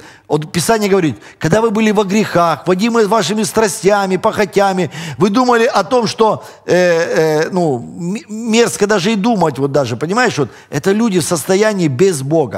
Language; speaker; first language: Russian; native; Russian